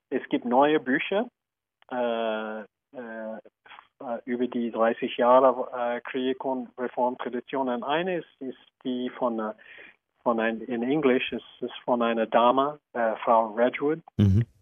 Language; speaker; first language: German; non-native, fluent; English